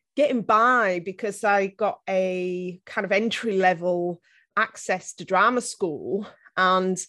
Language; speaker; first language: English; native; English